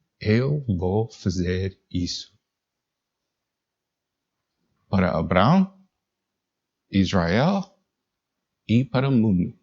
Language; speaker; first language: Portuguese; non-native, learner; English